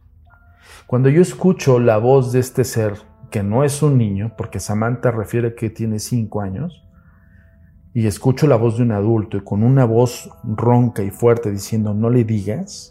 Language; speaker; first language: Spanish; native; Spanish